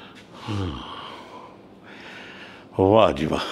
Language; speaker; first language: Urdu; non-native, local second language; Punjabi